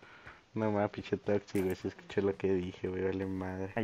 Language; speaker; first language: Spanish; native; Spanish